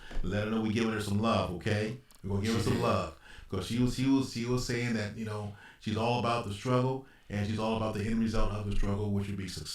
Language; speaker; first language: English; native; English